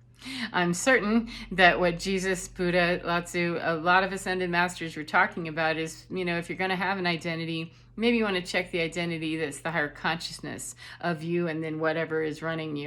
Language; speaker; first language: English; native; English